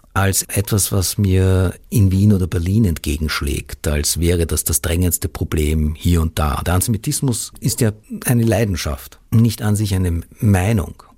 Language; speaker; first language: German; native; German